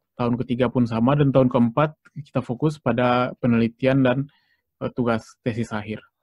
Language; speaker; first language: Indonesian; native; Indonesian